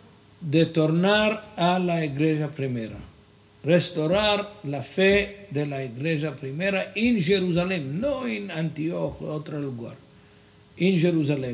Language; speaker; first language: Spanish; non-native, fluent; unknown